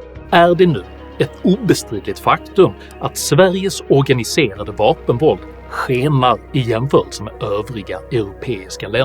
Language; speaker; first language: Swedish; native; Swedish